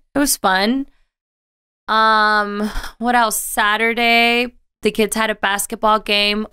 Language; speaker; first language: English; early bilingual, other home language; Spanish